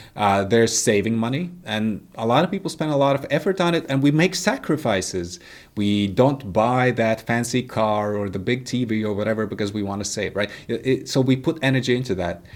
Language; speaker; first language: English; non-native, fluent; Latvian